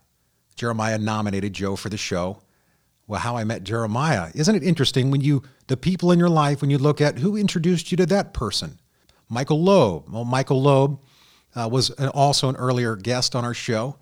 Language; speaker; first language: English; native; English